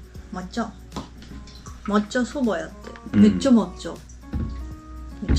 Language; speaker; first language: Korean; non-native, learner; Japanese